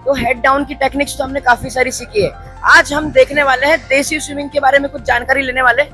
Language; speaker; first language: Hindi; native; Hindi